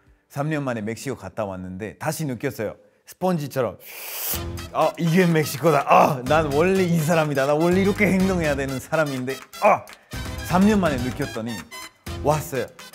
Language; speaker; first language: Korean; non-native, fluent; Spanish